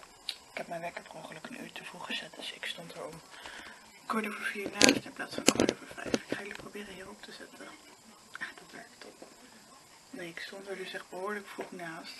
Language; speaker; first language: Dutch; native; Dutch